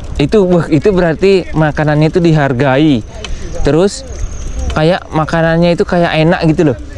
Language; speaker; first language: Indonesian; native; Indonesian